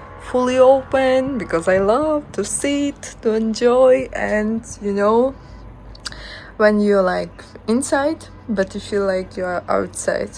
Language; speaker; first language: English; non-native, learner; Ukrainian